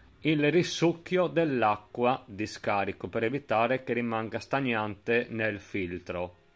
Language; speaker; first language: Italian; native; Italian